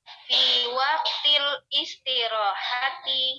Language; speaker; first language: Arabic; non-native, learner; Indonesian